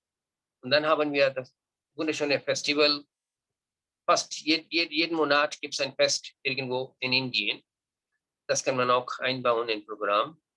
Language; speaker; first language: German; non-native, learner; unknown